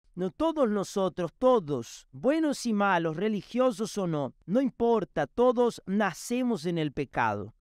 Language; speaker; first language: Spanish; non-native, fluent; Portuguese